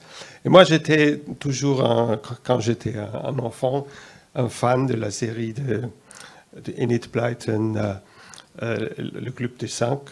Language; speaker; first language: French; non-native, fluent; German